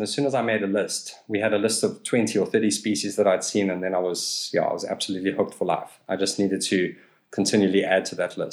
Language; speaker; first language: English; native; English